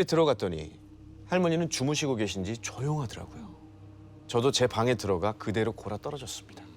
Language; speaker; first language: Korean; native; Korean